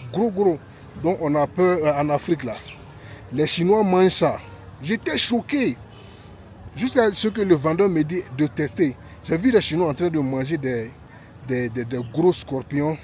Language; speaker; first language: French; non-native, local second language; Bambara